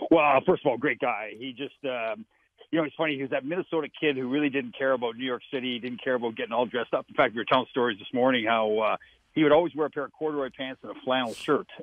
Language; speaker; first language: English; native; English